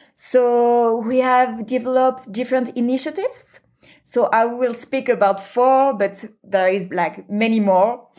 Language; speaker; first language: English; non-native, fluent; French